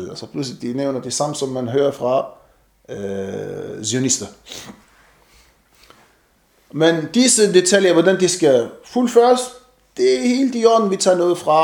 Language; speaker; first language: Danish; non-native, fluent; Arabic